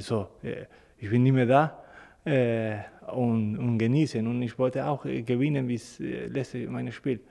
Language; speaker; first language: German; non-native, learner; Spanish